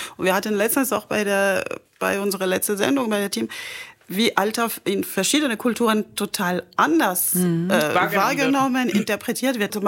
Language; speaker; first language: German; non-native, fluent; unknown